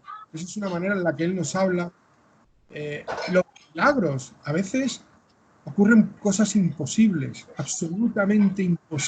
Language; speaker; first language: Spanish; native; Spanish